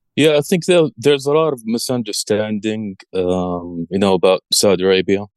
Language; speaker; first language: English; early bilingual, other home language; Arabic